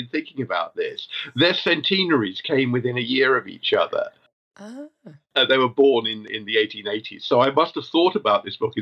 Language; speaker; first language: English; native; English